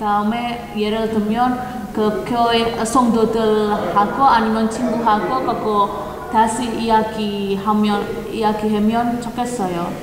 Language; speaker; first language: Korean; non-native, learner; Indonesian